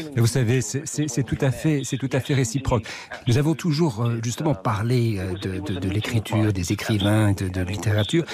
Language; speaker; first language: French; non-native, fluent; English